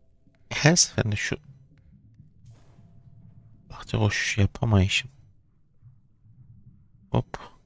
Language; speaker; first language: Turkish; native; Turkish